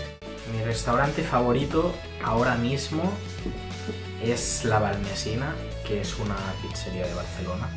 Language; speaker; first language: Spanish; early bilingual, other home language; Italian